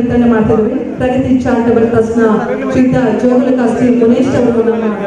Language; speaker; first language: Kannada; native; Kannada